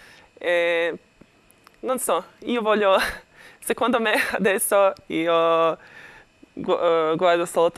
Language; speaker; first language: Italian; non-native, learner; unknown